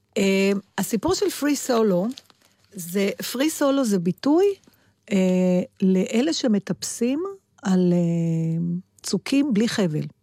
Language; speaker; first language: Hebrew; native; Hebrew